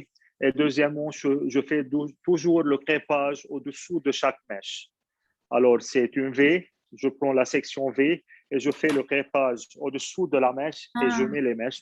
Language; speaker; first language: French; non-native, fluent; Arabic